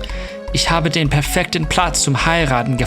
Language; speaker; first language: German; non-native, learner; English